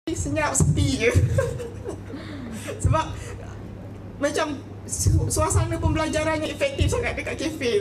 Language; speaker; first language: Malay; native; Malay